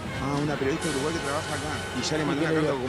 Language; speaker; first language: Spanish; native; Spanish